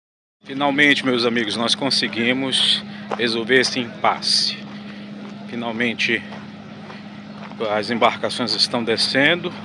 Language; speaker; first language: Portuguese; native; Portuguese